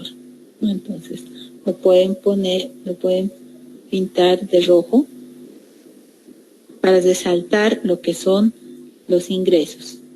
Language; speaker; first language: Spanish; native; Spanish